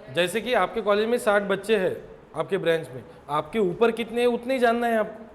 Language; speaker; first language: Hindi; non-native, local second language; Marathi